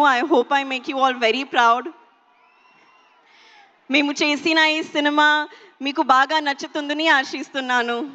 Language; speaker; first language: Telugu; non-native, local second language; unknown